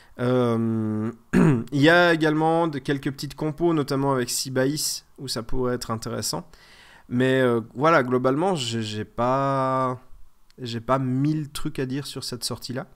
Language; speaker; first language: French; native; French